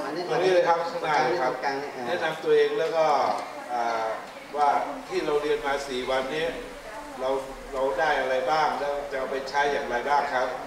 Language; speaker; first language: Thai; native; Thai